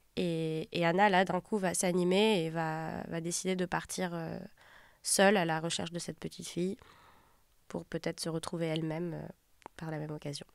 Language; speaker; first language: French; native; French